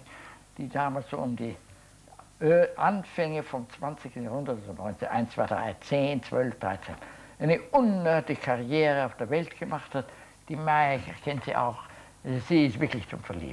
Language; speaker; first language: German; native; German